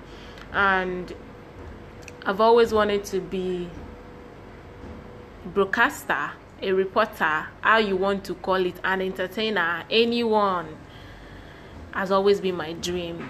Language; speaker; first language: English; non-native, local second language; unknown